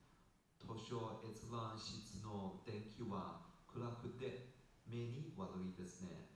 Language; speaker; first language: Japanese; non-native, learner; Chinese